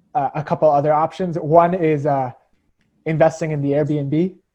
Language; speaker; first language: English; native; English